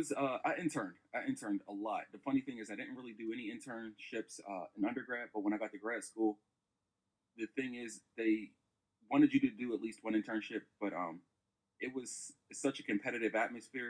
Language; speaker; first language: English; native; English